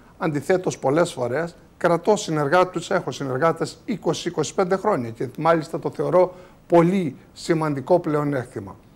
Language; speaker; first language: Greek; native; Greek